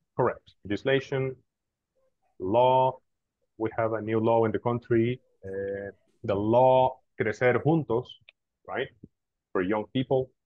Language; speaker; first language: English; non-native, fluent; Spanish